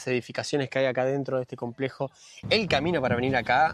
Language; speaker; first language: Spanish; native; Spanish